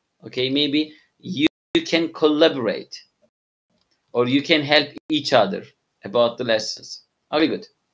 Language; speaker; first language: English; non-native, fluent; Turkish